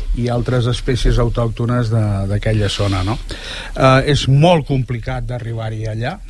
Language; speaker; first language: Catalan; native; Catalan